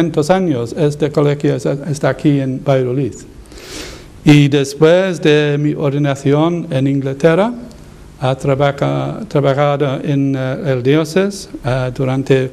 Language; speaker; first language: Spanish; non-native, learner; English